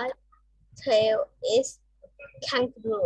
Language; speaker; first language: English; non-native, learner; Vietnamese